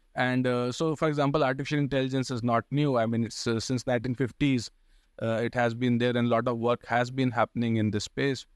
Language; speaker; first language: English; non-native, local second language; Hindi